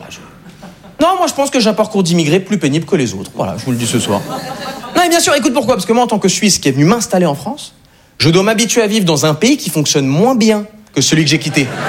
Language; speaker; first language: French; native; French